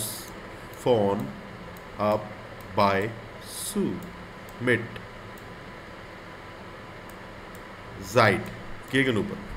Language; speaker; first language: German; non-native, learner; Hindi